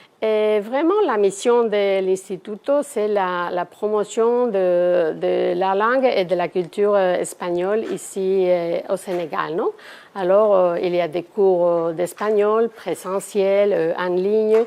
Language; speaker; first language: French; non-native, fluent; Spanish